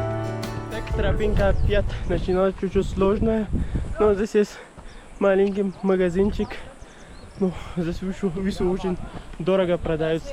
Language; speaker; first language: Russian; non-native, learner; Urdu